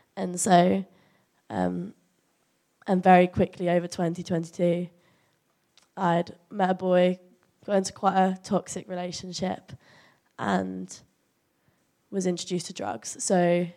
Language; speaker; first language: English; native; English